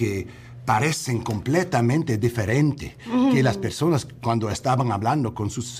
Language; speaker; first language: Spanish; non-native, learner; English